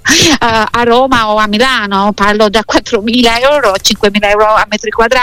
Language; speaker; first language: Italian; non-native, fluent; Albanian